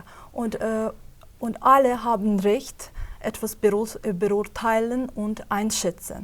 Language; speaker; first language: German; non-native, fluent; Azerbaijani